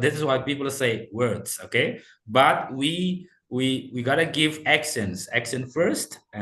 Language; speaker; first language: English; non-native, fluent; Indonesian